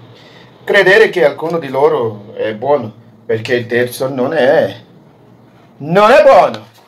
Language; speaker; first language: Italian; non-native, learner; Portuguese